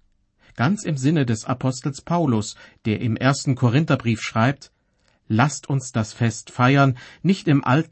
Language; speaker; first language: German; native; German